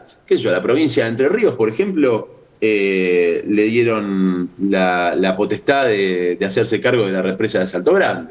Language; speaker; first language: Spanish; native; Spanish